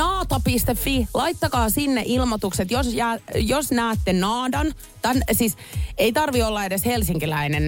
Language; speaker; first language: Finnish; native; Finnish